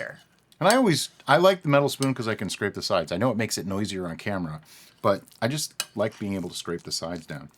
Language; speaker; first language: English; native; English